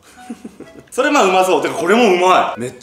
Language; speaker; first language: Japanese; native; Japanese